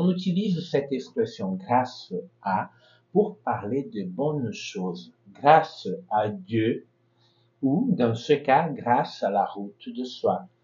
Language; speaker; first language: French; non-native, fluent; Portuguese